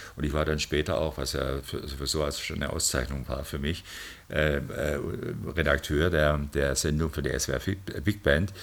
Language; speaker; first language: German; native; German